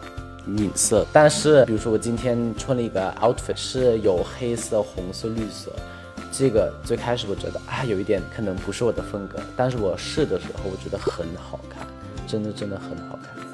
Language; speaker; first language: Chinese; non-native, fluent; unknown